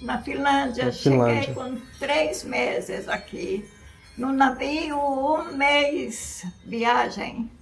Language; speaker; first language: Portuguese; early bilingual, other home language; Finnish